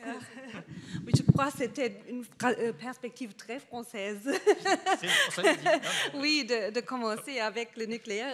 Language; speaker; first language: French; non-native, fluent; German